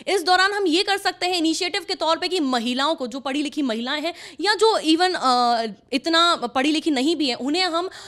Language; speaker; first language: Hindi; native; Hindi